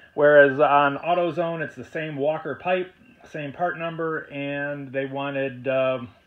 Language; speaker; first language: English; native; English